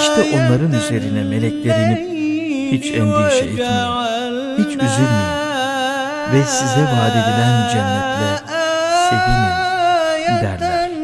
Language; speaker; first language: Turkish; native; Turkish